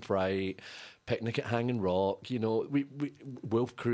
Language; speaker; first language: English; native; English